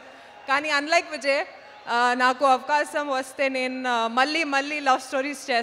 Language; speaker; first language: Telugu; non-native, local second language; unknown